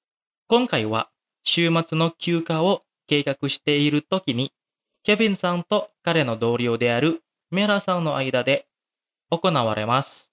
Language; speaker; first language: Japanese; non-native, fluent; Indonesian